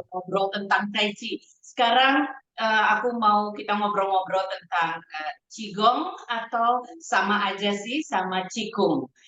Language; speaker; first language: Indonesian; native; Indonesian